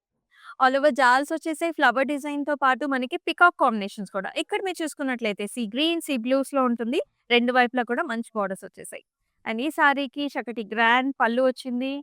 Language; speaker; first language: Telugu; native; Telugu